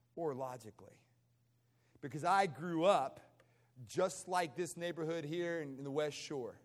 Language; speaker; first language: English; native; English